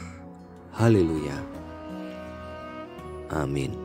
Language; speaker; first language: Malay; non-native, local second language; Javanese